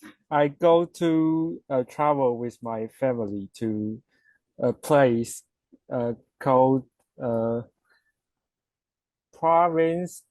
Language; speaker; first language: English; non-native, learner; Chinese